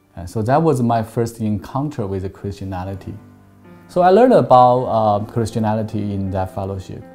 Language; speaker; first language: English; non-native, fluent; Chinese